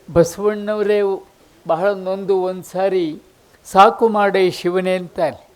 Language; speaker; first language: Kannada; native; Kannada